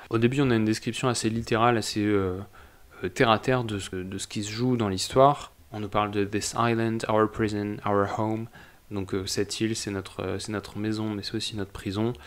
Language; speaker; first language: French; native; French